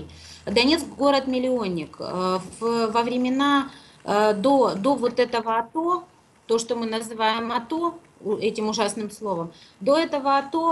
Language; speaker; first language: Russian; native; Russian